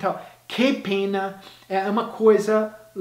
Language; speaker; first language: Portuguese; non-native, fluent; English